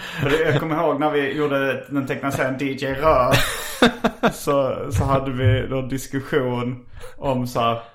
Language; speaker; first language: Swedish; native; Swedish